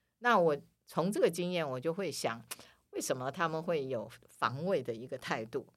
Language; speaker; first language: Chinese; native; Chinese